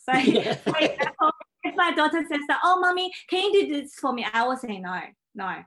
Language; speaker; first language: English; non-native, fluent; Chinese